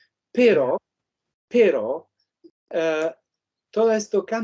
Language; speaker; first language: Spanish; non-native, fluent; Italian